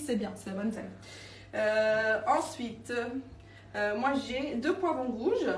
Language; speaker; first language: French; non-native, fluent; English